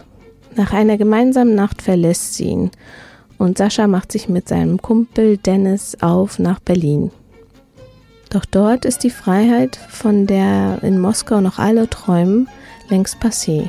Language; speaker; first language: German; native; German